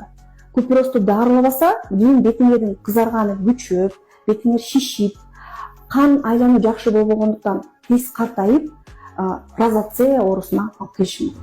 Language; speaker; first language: Kyrgyz; native; Kyrgyz